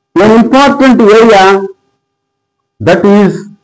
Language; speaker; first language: English; non-native, local second language; Telugu